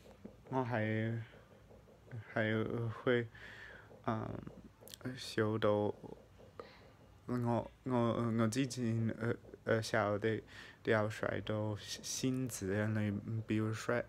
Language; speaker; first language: Chinese; non-native, fluent; English